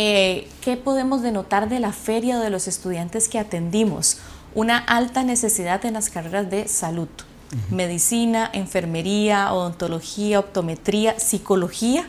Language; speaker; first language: Spanish; native; Spanish